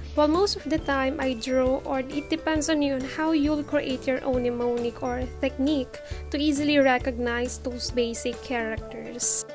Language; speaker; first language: English; non-native, local second language; Filipino